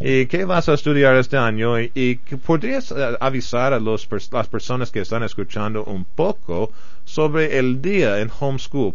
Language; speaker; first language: Spanish; non-native, fluent; English